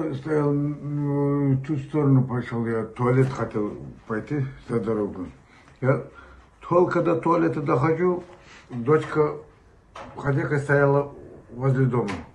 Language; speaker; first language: Russian; non-native, local second language; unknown